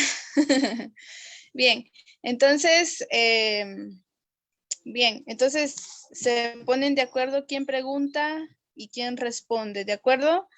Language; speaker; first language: Spanish; non-native, local second language; Kaqchikel